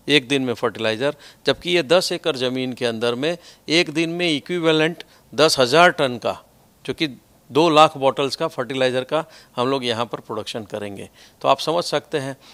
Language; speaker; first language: Hindi; non-native, local second language; Gujarati